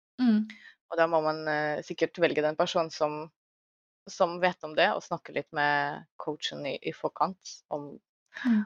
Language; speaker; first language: Norwegian; non-native, fluent; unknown